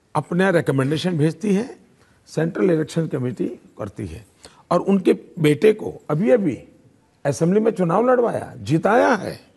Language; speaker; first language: Hindi; non-native, local second language; Gujarati